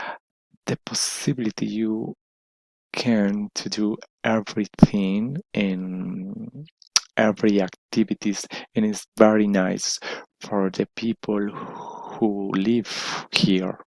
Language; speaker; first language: English; non-native, learner; Spanish